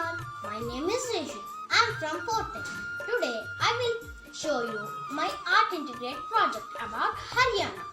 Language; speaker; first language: English; non-native, local second language; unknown